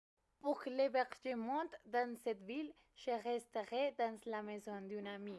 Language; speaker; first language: French; non-native, learner; Spanish